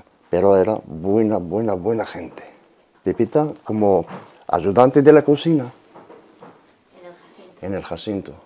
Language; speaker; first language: Spanish; non-native, learner; Arabic